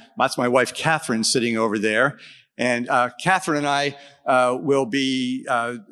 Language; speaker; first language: English; native; English